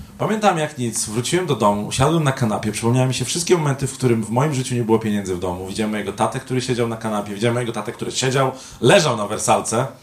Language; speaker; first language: Polish; native; Polish